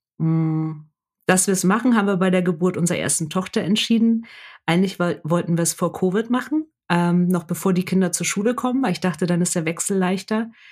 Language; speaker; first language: German; native; German